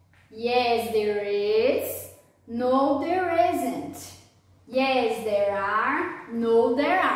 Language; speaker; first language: English; non-native, fluent; Portuguese